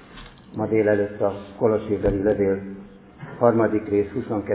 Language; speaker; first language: Hungarian; native; Hungarian